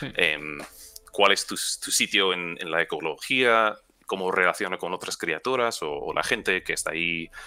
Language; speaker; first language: Spanish; non-native, fluent; English